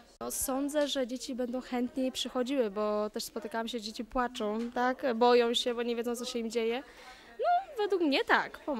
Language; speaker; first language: Polish; native; Polish